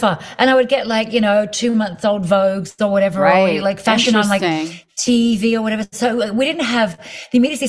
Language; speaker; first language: English; native; English